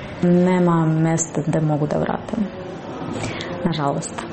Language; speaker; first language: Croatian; non-native, learner; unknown